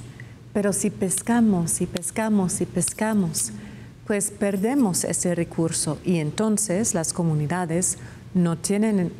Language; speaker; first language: Spanish; non-native, fluent; English